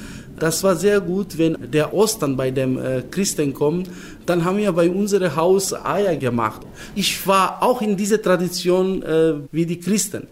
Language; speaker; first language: German; non-native, learner; Macedonian